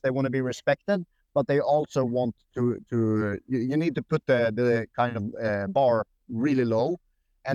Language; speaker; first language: English; non-native, fluent; Swedish